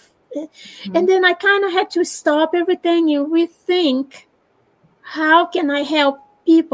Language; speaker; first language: English; non-native, fluent; Portuguese